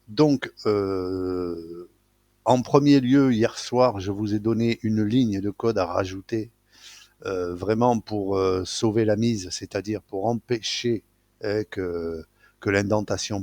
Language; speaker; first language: French; native; French